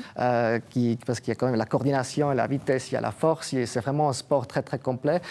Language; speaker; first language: French; native; French